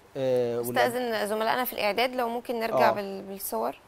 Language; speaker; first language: Arabic; native; Arabic